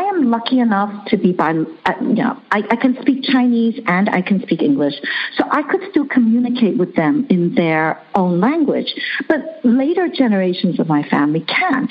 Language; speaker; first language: English; early bilingual, other home language; Chinese